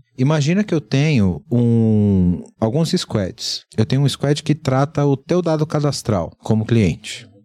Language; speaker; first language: Portuguese; native; Portuguese